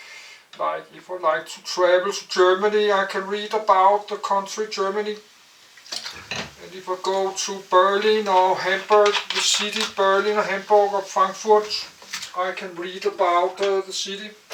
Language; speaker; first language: English; non-native, learner; Danish